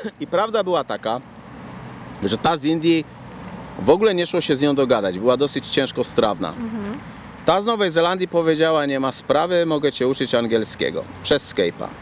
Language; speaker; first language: Polish; native; Polish